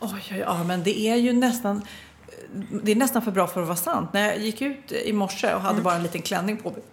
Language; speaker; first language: Swedish; native; Swedish